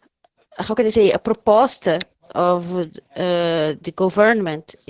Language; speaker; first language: English; non-native, fluent; Portuguese